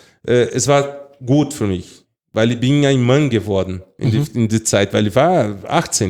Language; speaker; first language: German; non-native, fluent; Portuguese